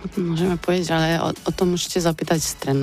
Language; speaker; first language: Polish; non-native, fluent; Serbian